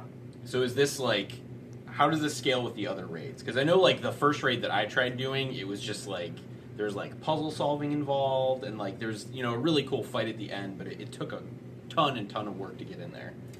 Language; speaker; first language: English; native; English